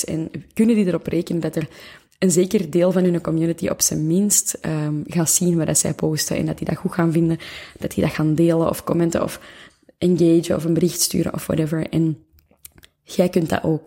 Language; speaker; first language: Dutch; native; Dutch